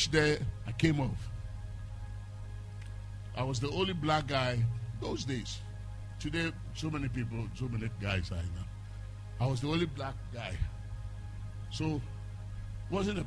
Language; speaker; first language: English; non-native, local second language; Akan